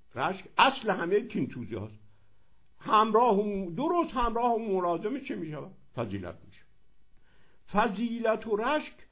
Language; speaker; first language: Persian; native; Persian